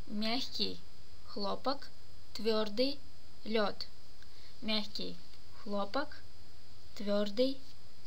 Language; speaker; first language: Russian; non-native, fluent; Turkish